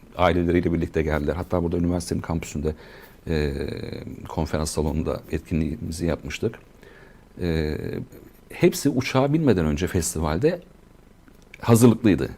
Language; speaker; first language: Turkish; native; Turkish